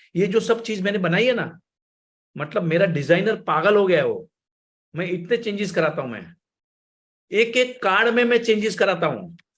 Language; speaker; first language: Hindi; non-native, local second language; Gujarati